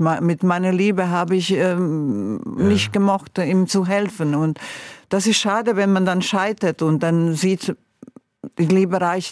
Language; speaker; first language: German; non-native, fluent; Croatian